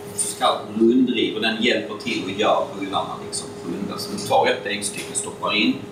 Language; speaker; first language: Swedish; native; Swedish